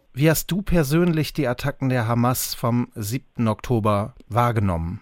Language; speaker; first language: German; native; German